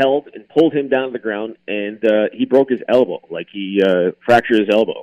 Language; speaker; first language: English; native; English